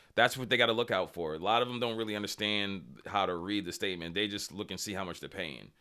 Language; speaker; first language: English; native; English